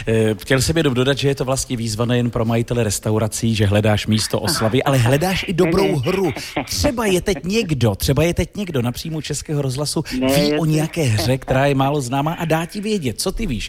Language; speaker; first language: Czech; native; Czech